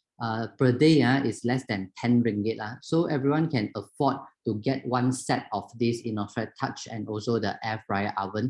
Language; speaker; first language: English; non-native, local second language; Malay